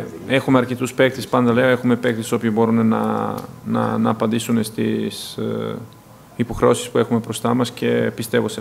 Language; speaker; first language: Greek; non-native, fluent; Serbian